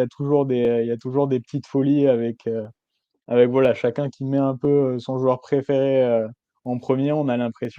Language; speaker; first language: French; native; French